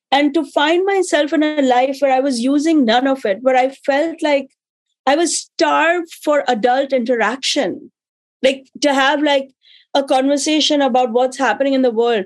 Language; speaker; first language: English; non-native, local second language; Hindi